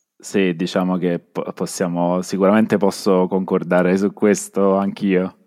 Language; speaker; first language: Italian; native; Italian